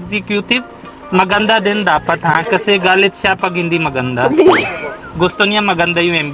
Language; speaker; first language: Filipino; non-native, learner; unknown